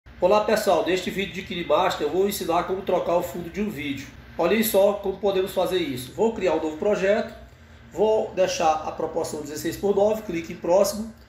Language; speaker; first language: Portuguese; native; Portuguese